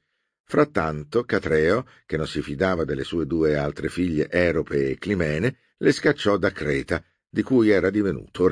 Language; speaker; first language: Italian; native; Italian